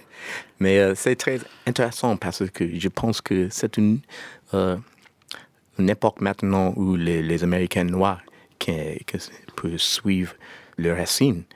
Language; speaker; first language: French; non-native, learner; English